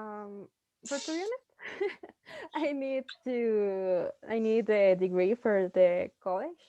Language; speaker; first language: English; non-native, learner; Spanish